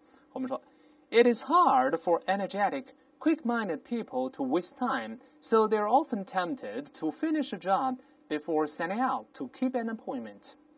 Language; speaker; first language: English; non-native, fluent; Chinese